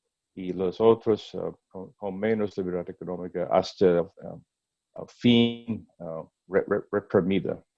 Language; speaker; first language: Spanish; non-native, learner; English